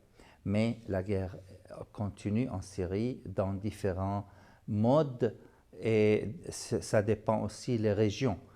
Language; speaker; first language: French; non-native, fluent; Arabic